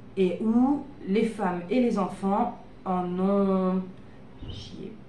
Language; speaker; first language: French; native; French